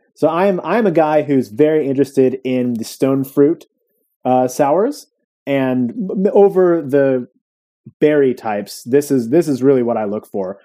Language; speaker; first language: English; native; English